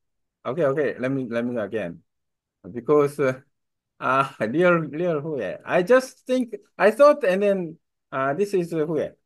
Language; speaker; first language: English; non-native, learner; Korean